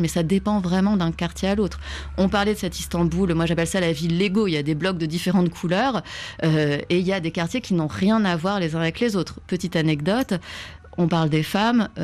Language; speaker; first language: French; native; French